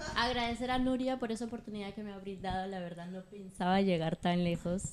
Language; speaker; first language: Spanish; native; Spanish